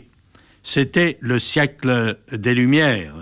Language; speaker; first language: French; native; French